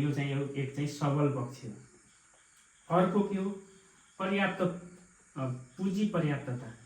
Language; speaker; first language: Nepali; native; Nepali